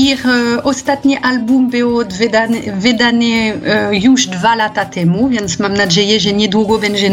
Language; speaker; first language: Polish; non-native, learner; French